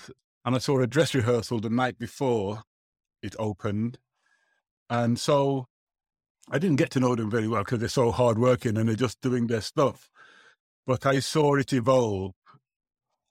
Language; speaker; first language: English; native; English